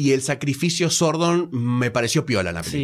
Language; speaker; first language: Spanish; native; Spanish